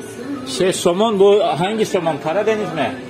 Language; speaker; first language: Turkish; non-native, learner; Russian